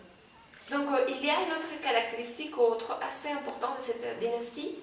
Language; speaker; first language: French; non-native, learner; Spanish